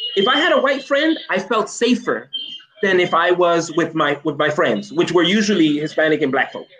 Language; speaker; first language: English; native; English